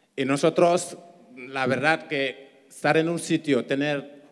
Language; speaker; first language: Spanish; non-native, fluent; Wolof